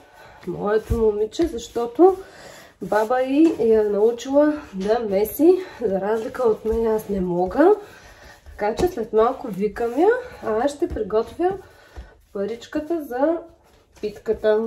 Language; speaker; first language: Bulgarian; native; Bulgarian